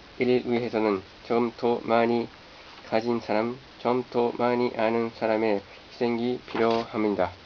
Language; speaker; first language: Korean; non-native, fluent; Japanese